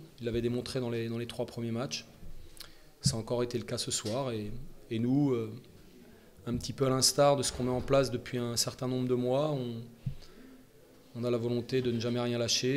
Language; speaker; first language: French; native; French